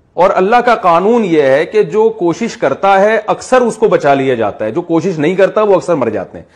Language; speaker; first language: Urdu; native; Urdu